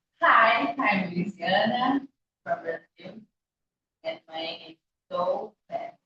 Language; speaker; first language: English; non-native, learner; Portuguese